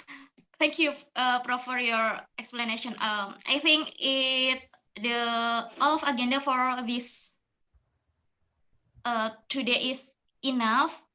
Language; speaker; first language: English; non-native, learner; Indonesian